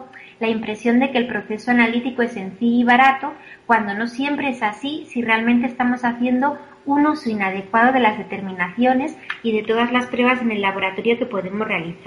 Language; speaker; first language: Spanish; native; Spanish